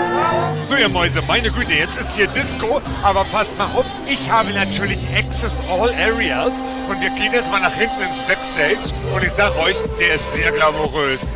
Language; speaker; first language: German; native; German